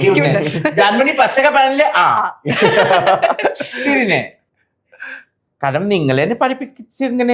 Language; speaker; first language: Malayalam; non-native, local second language; Assamese